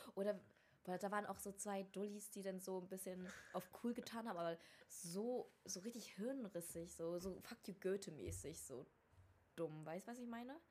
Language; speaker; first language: German; early bilingual, other home language; Vietnamese